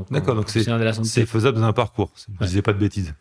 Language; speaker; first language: French; native; French